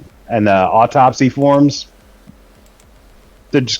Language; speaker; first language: English; native; English